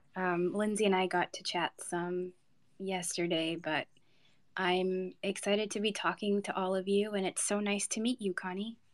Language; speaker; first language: English; non-native, fluent; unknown